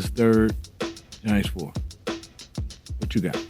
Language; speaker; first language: English; native; English